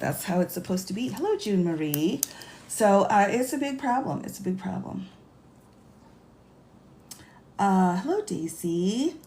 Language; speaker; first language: English; native; English